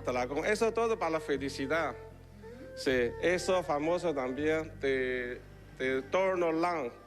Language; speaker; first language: Spanish; non-native, learner; Chinese